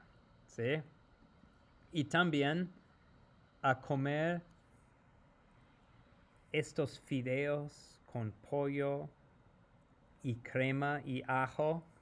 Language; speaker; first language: Spanish; non-native, fluent; English